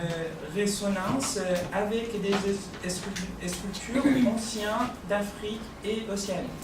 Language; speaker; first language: French; non-native, fluent; Persian